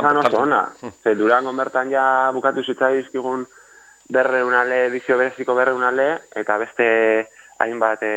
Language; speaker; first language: Basque; native; Basque